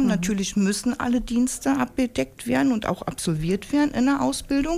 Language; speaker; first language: German; native; German